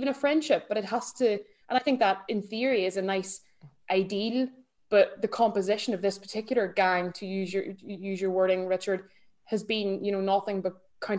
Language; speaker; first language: English; native; English